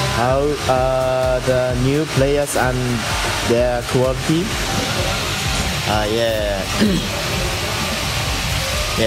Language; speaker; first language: English; non-native, learner; Japanese